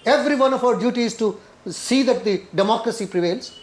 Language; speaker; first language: English; non-native, local second language; Telugu